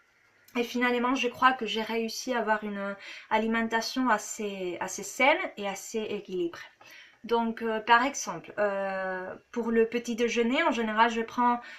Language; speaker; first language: French; non-native, fluent; Spanish